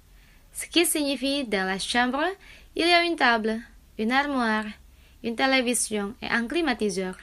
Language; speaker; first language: French; non-native, fluent; Indonesian